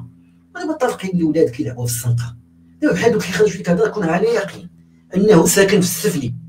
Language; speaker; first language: Arabic; native; Arabic